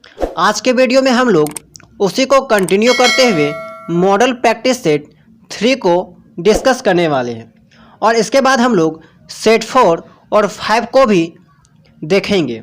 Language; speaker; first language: Hindi; native; Hindi